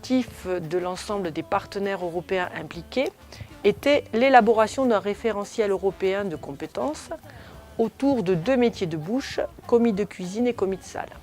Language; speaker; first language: French; native; French